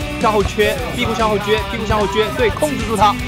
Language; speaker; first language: Chinese; native; Chinese